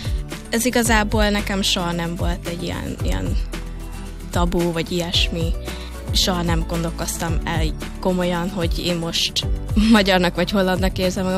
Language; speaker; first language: Hungarian; early bilingual, heritage; Hungarian